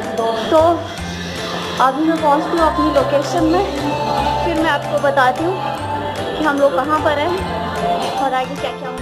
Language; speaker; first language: Hindi; native; Hindi